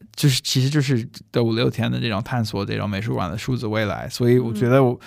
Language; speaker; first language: Chinese; non-native, fluent; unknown